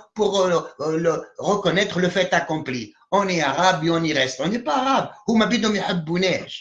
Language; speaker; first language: French; non-native, local second language; Arabic